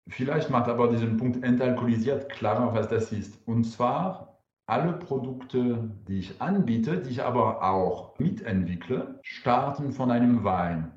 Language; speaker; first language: German; non-native, fluent; French